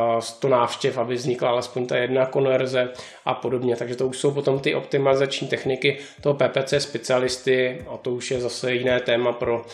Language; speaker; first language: Czech; native; Czech